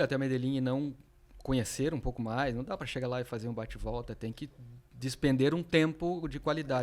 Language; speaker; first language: Portuguese; native; Portuguese